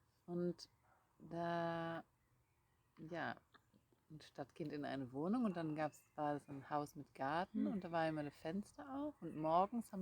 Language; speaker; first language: German; non-native, fluent; Dutch